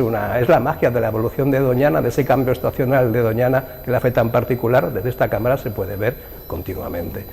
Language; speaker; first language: Spanish; native; Spanish